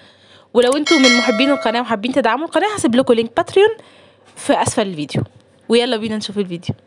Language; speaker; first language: Arabic; native; Arabic